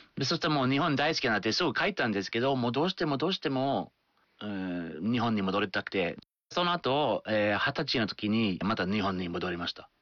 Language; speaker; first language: Japanese; non-native, fluent; English